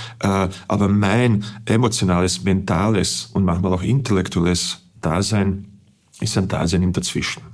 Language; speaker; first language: German; non-native, fluent; Bosnian